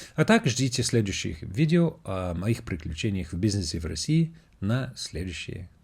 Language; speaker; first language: Russian; non-native, fluent; English